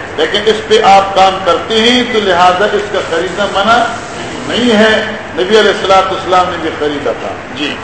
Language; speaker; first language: Urdu; non-native, local second language; Pashto